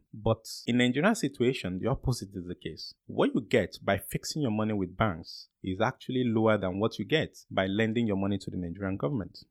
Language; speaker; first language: English; non-native, local second language; Yoruba